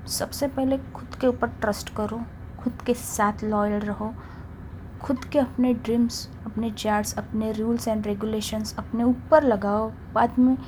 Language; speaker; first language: Hindi; non-native, local second language; Marathi